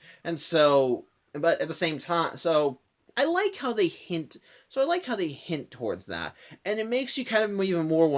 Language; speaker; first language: English; native; English